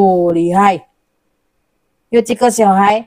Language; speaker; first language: Chinese; non-native, learner; Indonesian